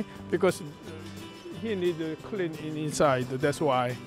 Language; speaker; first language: English; non-native, learner; Korean